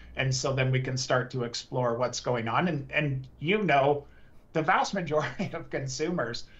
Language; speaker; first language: English; native; English